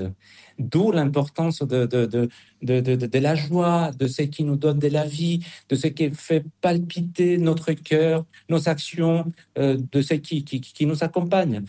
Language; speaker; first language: French; non-native, fluent; Spanish